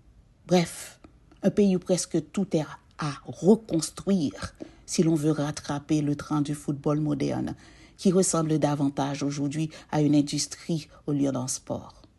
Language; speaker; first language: French; non-native, local second language; Haitian Creole